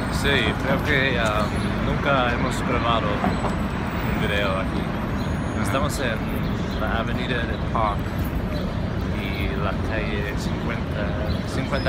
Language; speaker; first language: Spanish; non-native, fluent; English